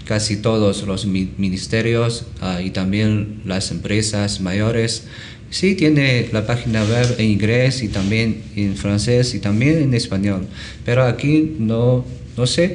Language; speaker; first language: Spanish; non-native, learner; Chinese